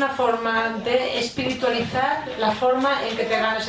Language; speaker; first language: Spanish; native; Spanish